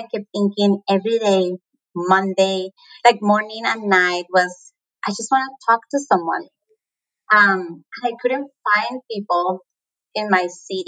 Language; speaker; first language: English; non-native, fluent; Spanish